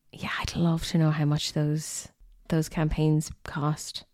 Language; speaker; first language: English; native; English